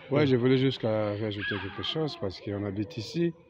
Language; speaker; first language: French; non-native, learner; Portuguese